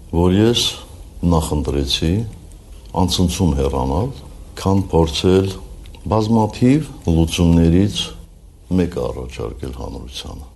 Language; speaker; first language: Armenian; native; Armenian